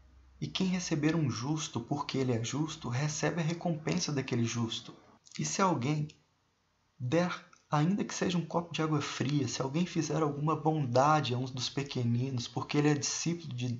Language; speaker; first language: Portuguese; native; Portuguese